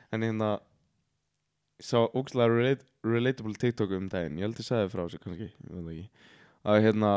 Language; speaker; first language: Icelandic; native; Icelandic